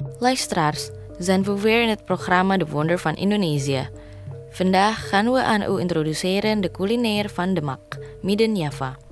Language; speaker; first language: Dutch; non-native, fluent; Indonesian